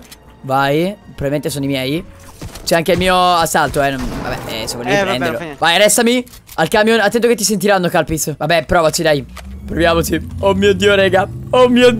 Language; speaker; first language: Italian; native; Italian